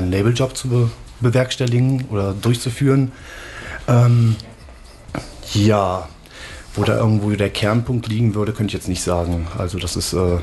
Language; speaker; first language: German; native; German